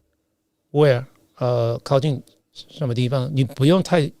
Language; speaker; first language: Chinese; non-native, fluent; English